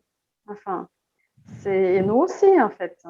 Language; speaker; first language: French; non-native, fluent; Portuguese